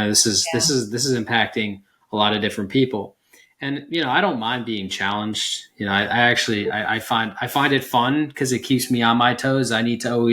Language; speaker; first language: English; native; English